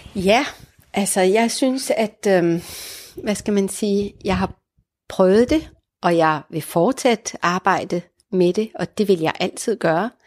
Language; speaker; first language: Danish; early bilingual, other home language; Arabic